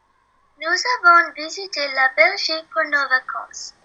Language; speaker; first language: French; non-native, learner; English